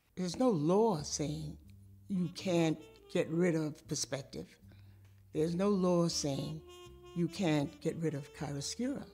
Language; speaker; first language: English; native; English